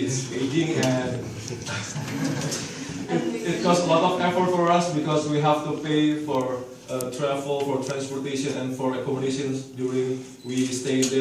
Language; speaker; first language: English; non-native, learner; Indonesian